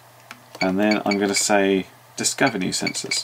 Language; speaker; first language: English; native; English